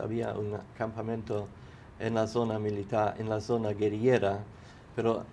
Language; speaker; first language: Spanish; non-native, fluent; English